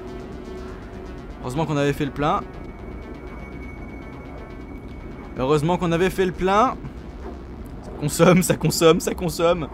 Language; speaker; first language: French; native; French